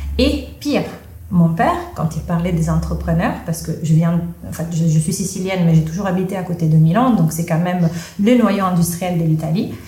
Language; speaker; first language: French; non-native, fluent; Italian